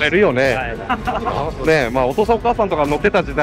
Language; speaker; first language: Japanese; native; Japanese